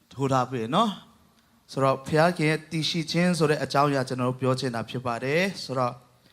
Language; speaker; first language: Burmese; non-native, local second language; Tedim Chin